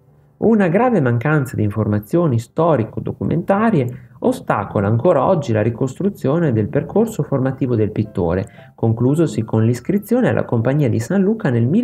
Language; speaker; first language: Italian; native; Italian